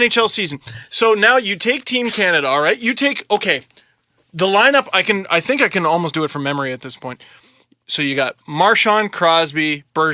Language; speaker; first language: English; native; English